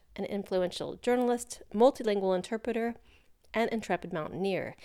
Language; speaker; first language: English; native; English